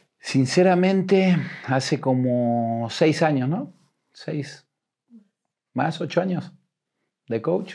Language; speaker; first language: Spanish; native; Spanish